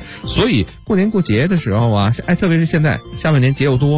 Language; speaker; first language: Chinese; native; Chinese